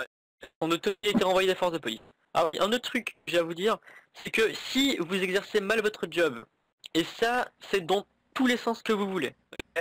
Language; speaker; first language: French; native; French